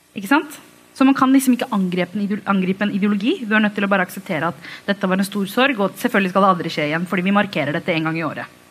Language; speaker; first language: Norwegian; early bilingual, other home language; Tamil